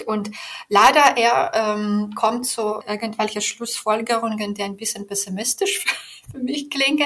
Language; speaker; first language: German; non-native, fluent; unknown